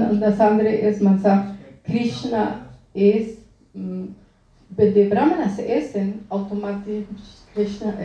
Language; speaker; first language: German; non-native, fluent; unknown